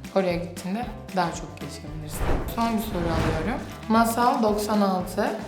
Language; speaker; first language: Turkish; native; Turkish